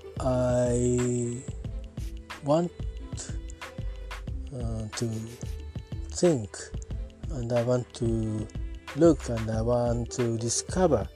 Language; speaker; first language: English; non-native, learner; Japanese